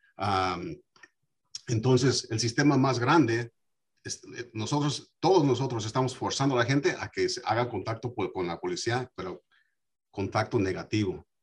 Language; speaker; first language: Spanish; early bilingual, heritage; Spanish